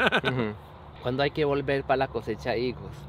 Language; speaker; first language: Spanish; native; Spanish